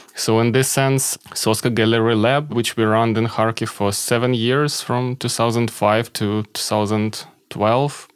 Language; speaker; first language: English; non-native, fluent; Ukrainian